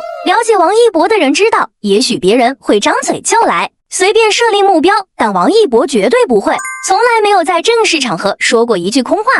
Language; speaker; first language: Chinese; native; Chinese